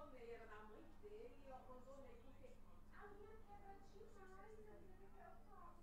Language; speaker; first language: Portuguese; native; Portuguese